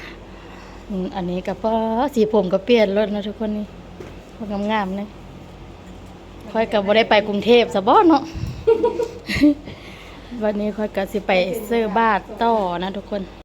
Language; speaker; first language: Thai; non-native, local second language; Lao